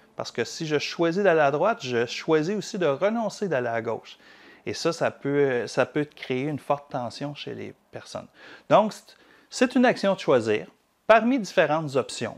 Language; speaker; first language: French; native; French